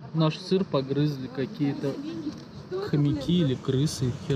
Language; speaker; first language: Russian; native; Russian